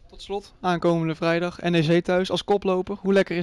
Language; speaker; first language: Dutch; native; Dutch